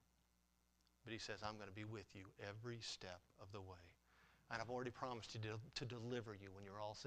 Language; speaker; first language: English; native; English